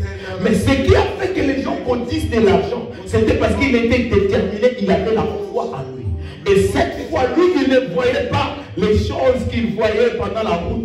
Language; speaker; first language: French; non-native, local second language; Lingala